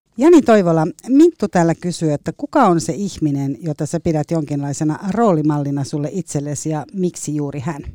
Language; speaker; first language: Finnish; native; Finnish